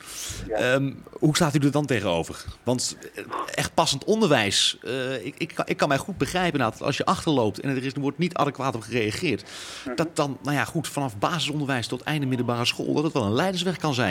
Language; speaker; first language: Dutch; native; Dutch